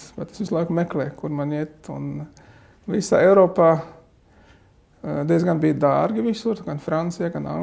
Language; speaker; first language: Latvian; non-native, fluent; Arabic